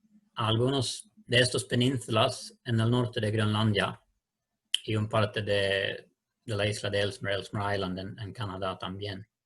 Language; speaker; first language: Spanish; non-native, learner; Swedish